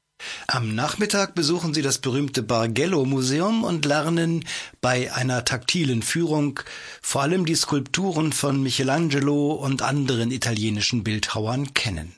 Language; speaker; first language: German; native; German